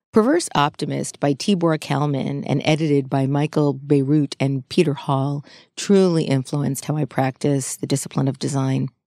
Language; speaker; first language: English; native; English